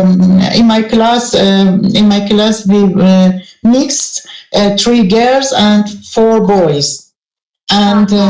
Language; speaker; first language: English; non-native, learner; Persian